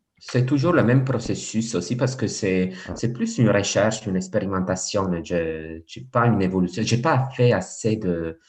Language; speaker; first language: French; non-native, fluent; Italian